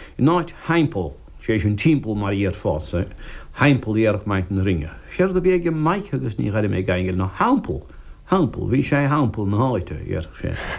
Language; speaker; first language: Irish; native; Irish